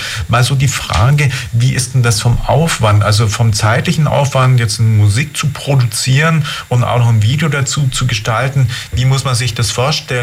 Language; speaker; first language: German; native; German